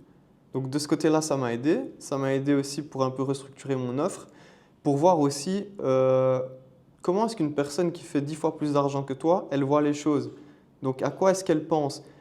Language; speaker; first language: French; native; French